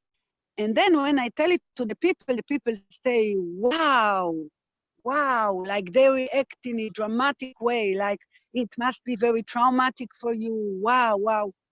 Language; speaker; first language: English; non-native, fluent; Hebrew